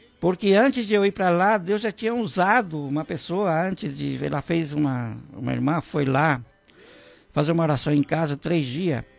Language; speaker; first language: Portuguese; non-native, fluent; Guarani